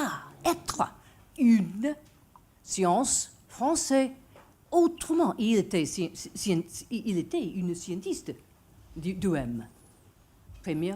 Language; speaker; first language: French; non-native, fluent; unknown